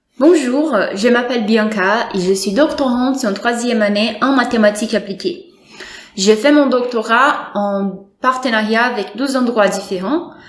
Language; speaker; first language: French; non-native, fluent; Portuguese